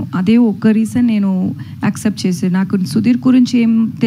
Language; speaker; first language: Telugu; non-native, learner; Tamil